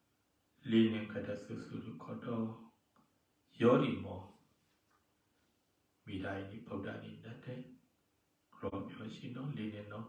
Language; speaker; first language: Japanese; non-native, fluent; Burmese